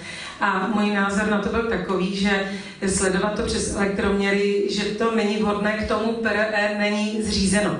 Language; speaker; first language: Czech; native; Czech